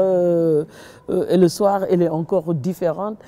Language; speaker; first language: French; non-native, local second language; Wolof